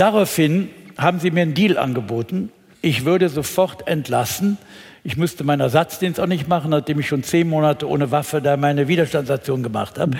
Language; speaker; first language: German; native; German